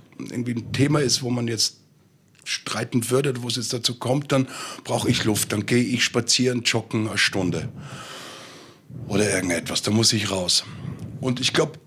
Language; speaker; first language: German; native; German